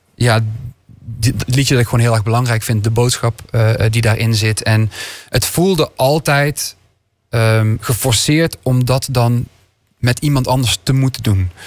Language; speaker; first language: Dutch; native; Dutch